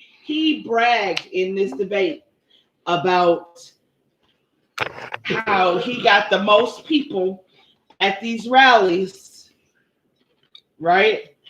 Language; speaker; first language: English; native; English